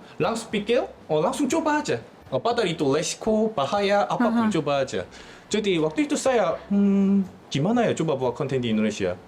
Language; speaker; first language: Indonesian; non-native, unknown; Korean